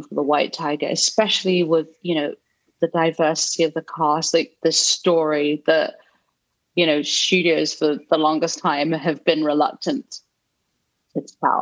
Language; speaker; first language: English; native; English